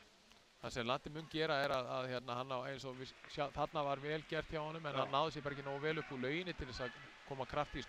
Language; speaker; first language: Icelandic; native; Icelandic